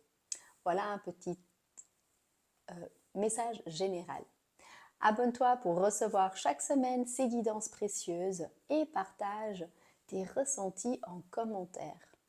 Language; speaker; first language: French; native; French